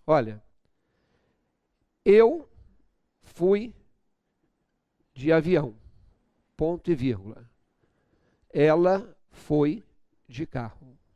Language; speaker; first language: Portuguese; native; Portuguese